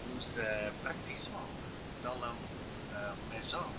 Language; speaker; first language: French; non-native, learner; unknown